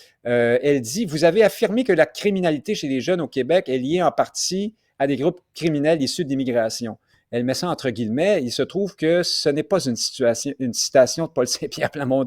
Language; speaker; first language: French; native; French